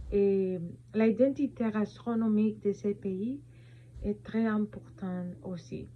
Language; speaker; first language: French; non-native, learner; Spanish